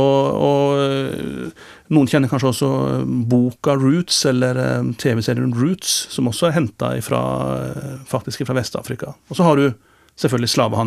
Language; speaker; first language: Norwegian; native; Norwegian